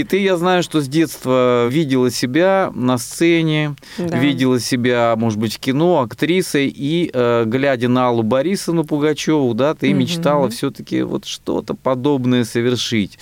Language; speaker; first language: Russian; native; Russian